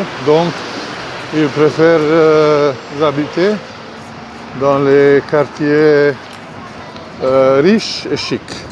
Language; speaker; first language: French; non-native, fluent; Hungarian